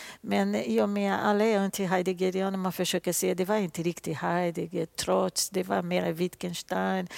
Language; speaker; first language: Swedish; non-native, fluent; Portuguese